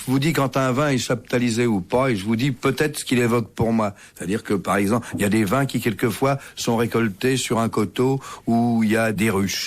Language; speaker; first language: French; native; French